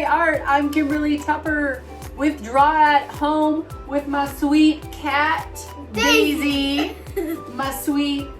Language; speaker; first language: English; native; English